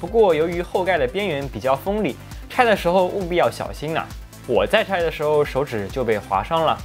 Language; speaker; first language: Chinese; native; Chinese